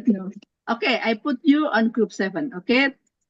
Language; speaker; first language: English; non-native, learner; Indonesian